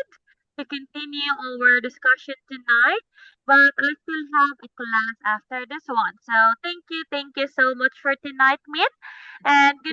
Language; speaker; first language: English; non-native, local second language; Cebuano